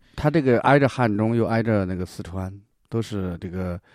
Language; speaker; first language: Chinese; native; Chinese